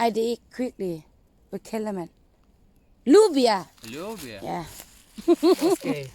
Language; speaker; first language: Danish; non-native, learner; Thai